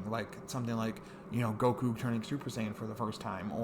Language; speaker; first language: English; native; English